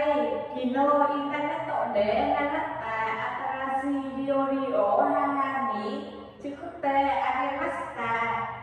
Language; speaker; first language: Japanese; non-native, learner; Vietnamese